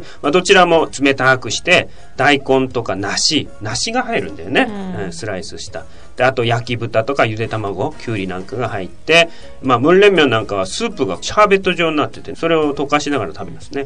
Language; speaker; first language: Japanese; native; Japanese